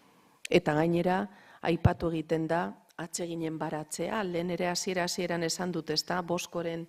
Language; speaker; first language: Basque; native; Basque